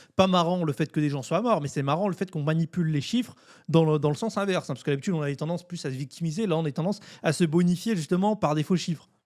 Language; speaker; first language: French; native; French